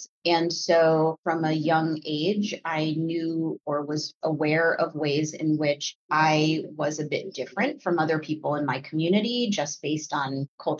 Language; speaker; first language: English; native; English